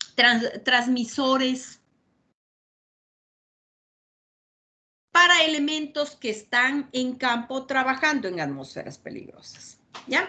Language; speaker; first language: Spanish; native; Spanish